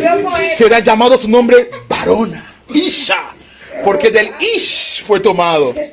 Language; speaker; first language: Spanish; native; Spanish